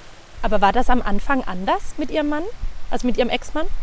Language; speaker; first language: German; native; German